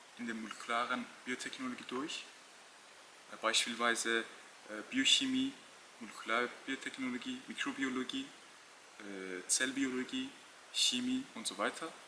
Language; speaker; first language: German; non-native, fluent; Persian